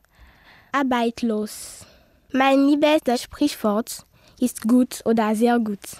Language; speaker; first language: German; non-native, learner; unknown